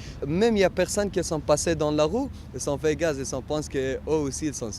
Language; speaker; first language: French; non-native, learner; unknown